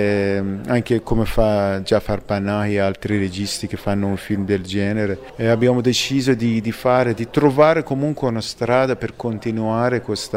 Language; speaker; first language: Italian; non-native, fluent; Persian